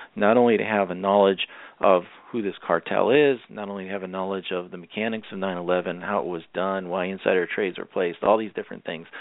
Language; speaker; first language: English; native; English